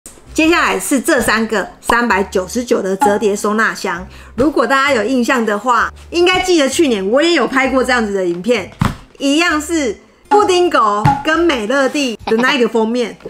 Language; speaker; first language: Chinese; native; Chinese